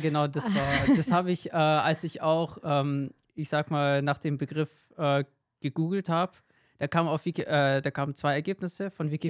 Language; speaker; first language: German; native; German